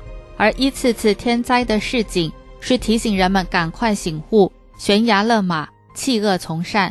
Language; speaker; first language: Chinese; native; Chinese